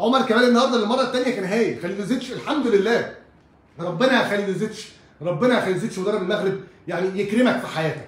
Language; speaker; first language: Arabic; native; Arabic